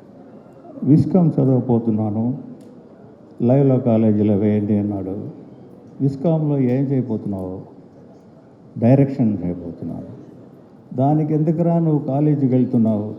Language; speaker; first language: Telugu; non-native, learner; Tamil